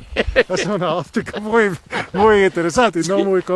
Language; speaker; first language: Spanish; non-native, learner; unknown